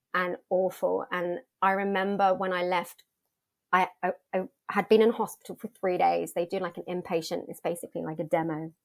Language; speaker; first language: English; native; English